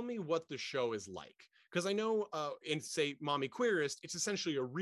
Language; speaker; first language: English; native; English